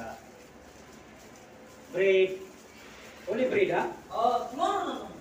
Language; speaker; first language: English; non-native, learner; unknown